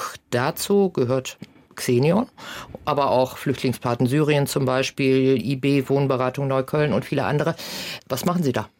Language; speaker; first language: German; native; German